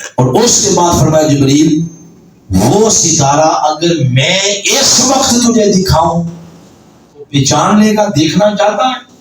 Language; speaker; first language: Urdu; non-native, local second language; Punjabi